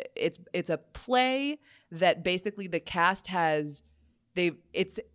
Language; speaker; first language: English; native; English